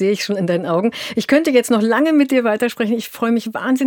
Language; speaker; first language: German; native; German